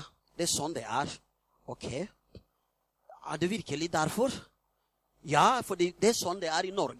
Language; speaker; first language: Swedish; non-native, fluent; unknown